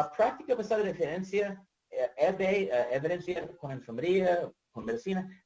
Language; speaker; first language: Spanish; non-native, learner; English